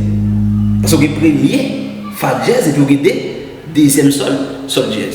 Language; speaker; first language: French; non-native, learner; Haitian Creole